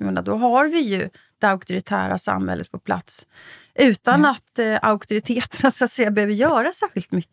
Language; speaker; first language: Swedish; native; Swedish